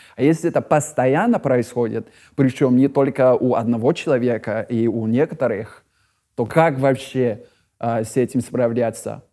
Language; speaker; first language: Russian; non-native, fluent; English